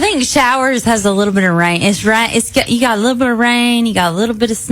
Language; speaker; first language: English; native; English